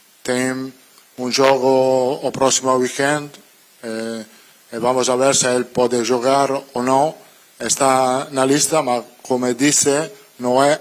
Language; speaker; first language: Portuguese; non-native, learner; Italian